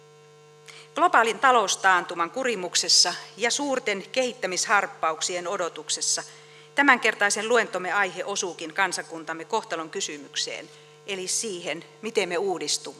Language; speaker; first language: Finnish; native; Finnish